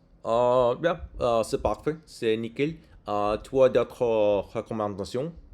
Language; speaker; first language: French; non-native, learner; English